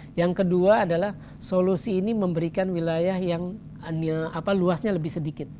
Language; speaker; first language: Indonesian; native; Indonesian